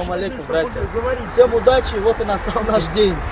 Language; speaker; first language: Russian; non-native, learner; Tajik